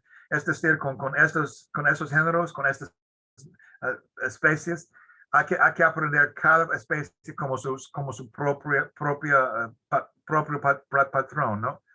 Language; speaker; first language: Spanish; non-native, fluent; English